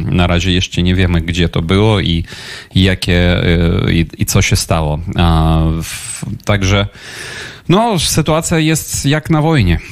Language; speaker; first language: Polish; non-native, fluent; Ukrainian